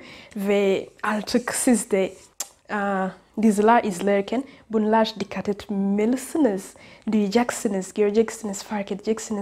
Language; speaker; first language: Turkish; non-native, fluent; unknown